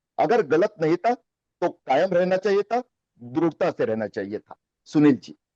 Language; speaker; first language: Hindi; non-native, local second language; Marathi